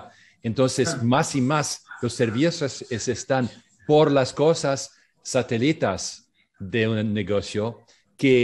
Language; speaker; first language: Spanish; non-native, learner; English